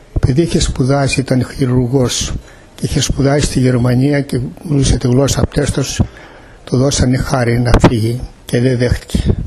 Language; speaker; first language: Greek; native; Greek